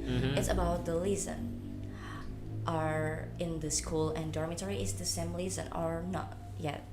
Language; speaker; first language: English; non-native, learner; Indonesian